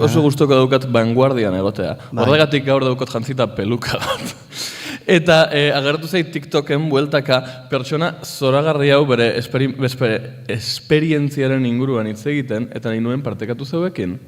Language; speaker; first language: Basque; native; Basque